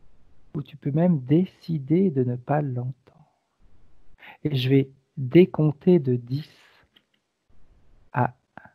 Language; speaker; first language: French; native; French